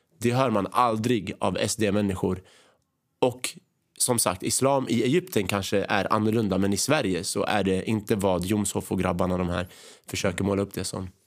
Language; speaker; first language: Swedish; early bilingual, other home language; Arabic